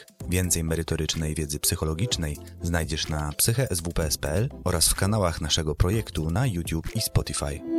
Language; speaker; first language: Polish; native; Polish